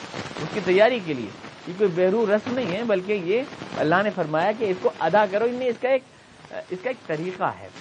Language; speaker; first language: Urdu; native; Urdu